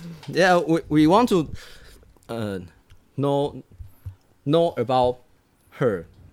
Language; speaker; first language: English; non-native, learner; Chinese